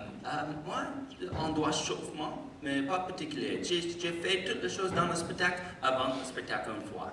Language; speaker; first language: French; non-native, learner; English